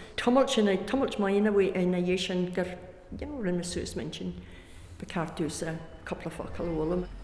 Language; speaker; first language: Irish; non-native, fluent; English